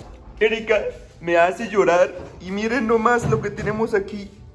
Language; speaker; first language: Spanish; non-native, fluent; Arabic